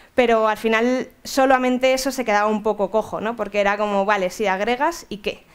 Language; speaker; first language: Spanish; native; Spanish